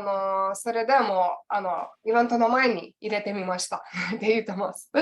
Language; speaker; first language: Japanese; non-native, learner; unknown